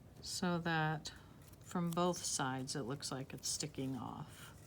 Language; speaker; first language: English; native; English